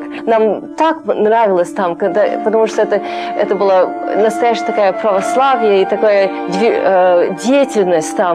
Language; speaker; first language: Russian; non-native, fluent; English